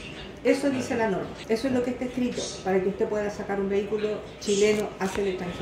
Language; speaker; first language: Spanish; native; Spanish